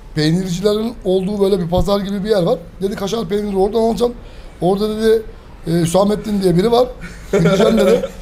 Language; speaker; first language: Turkish; early bilingual, heritage; Turkish